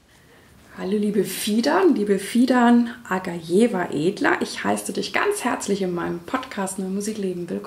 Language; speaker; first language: German; native; German